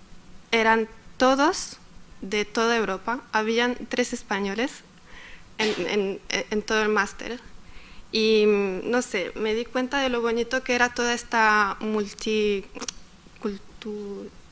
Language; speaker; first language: Spanish; non-native, fluent; Arabic